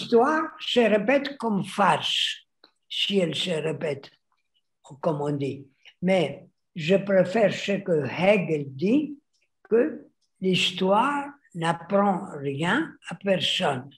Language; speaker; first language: French; non-native, fluent; Greek